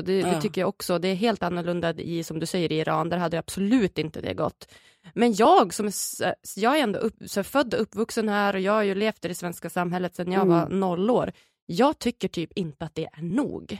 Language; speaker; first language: Swedish; early bilingual, other home language; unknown